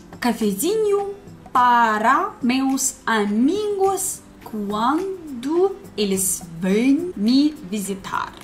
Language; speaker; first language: Portuguese; non-native, learner; Russian